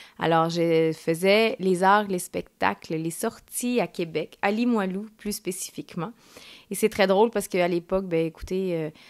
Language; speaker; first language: French; early bilingual, other home language; Spanish